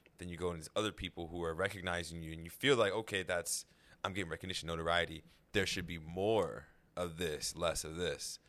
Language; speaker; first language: English; native; English